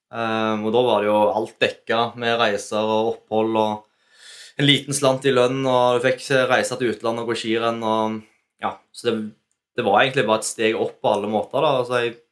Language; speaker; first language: Norwegian; native; Norwegian